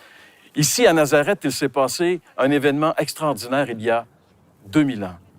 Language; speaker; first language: French; native; French